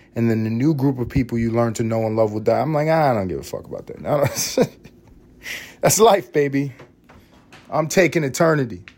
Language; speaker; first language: English; early bilingual, other home language; Spanish